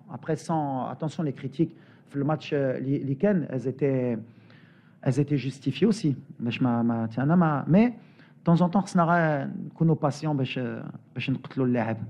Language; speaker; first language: French; native; French